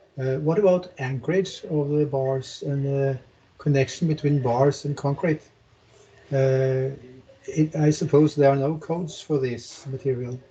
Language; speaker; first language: English; non-native, fluent; Norwegian